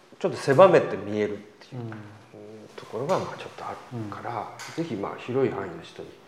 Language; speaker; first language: Japanese; native; Japanese